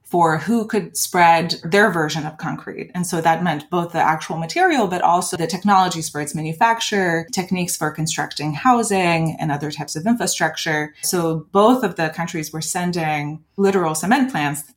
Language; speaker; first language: English; early bilingual, other home language; Lithuanian